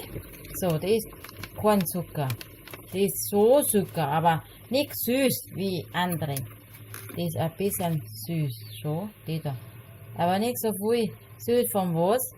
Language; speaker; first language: German; non-native, learner; Thai